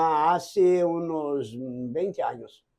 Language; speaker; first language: Spanish; non-native, fluent; Portuguese